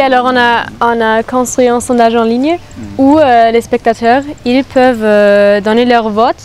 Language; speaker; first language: French; non-native, fluent; German